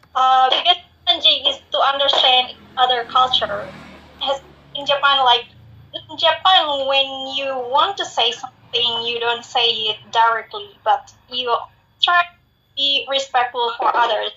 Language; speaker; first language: English; non-native, fluent; Indonesian